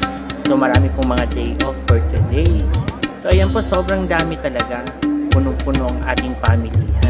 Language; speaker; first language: Filipino; native; Filipino